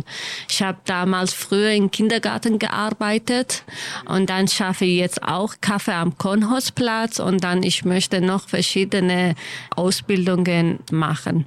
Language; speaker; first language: German; non-native, learner; Kurdish